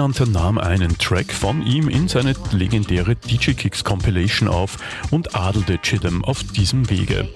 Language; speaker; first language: German; native; German